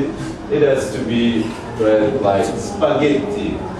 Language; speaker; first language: English; non-native, learner; Italian